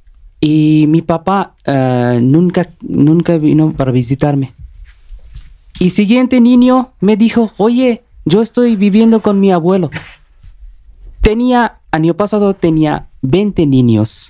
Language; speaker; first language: Spanish; non-native, learner; Bangla